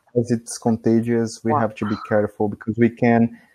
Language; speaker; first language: English; non-native, fluent; Portuguese